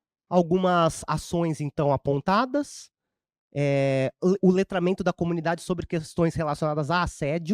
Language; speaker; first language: Portuguese; native; Portuguese